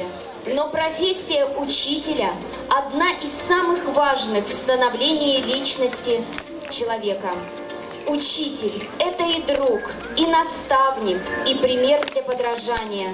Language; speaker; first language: Russian; native; Russian